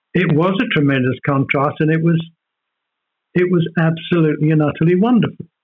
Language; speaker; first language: English; native; English